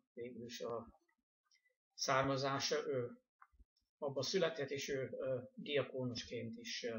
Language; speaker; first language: Hungarian; non-native, fluent; English